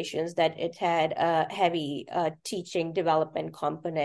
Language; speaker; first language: English; non-native, local second language; Urdu